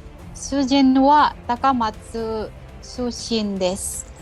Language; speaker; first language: Japanese; non-native, local second language; Filipino